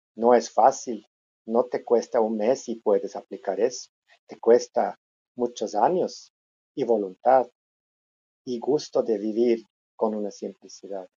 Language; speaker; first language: Spanish; non-native, fluent; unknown